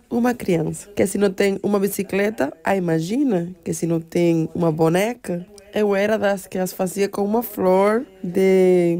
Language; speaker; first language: Portuguese; non-native, fluent; Spanish